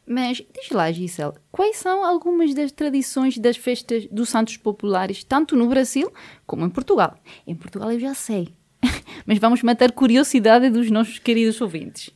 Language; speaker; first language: Portuguese; native; Portuguese